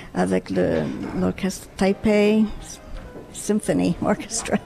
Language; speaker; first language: French; non-native, fluent; English